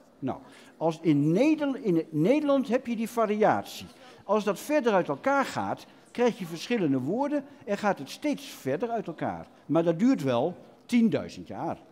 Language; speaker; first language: Dutch; native; Dutch